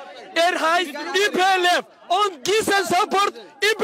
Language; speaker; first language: German; non-native, learner; Tigrinya